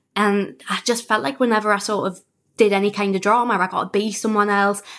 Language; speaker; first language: English; native; English